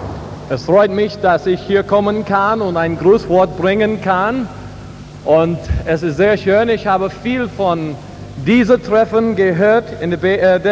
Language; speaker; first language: German; non-native, learner; English